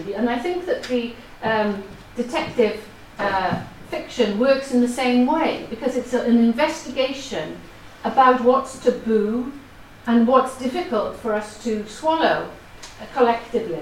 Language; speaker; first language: English; non-native, local second language; Welsh